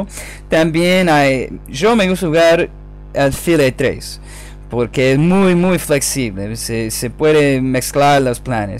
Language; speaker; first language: Spanish; non-native, fluent; English